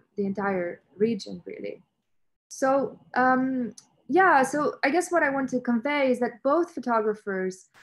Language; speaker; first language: English; non-native, fluent; Romanian